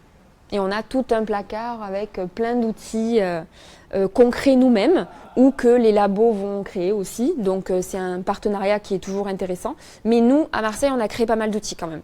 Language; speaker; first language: French; native; French